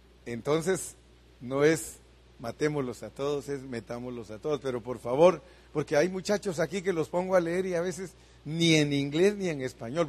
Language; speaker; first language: Spanish; native; Spanish